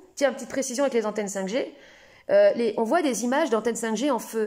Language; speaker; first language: French; native; French